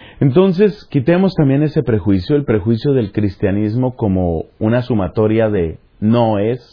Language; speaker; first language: Spanish; native; Spanish